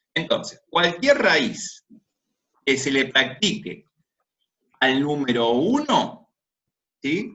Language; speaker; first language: Spanish; native; Spanish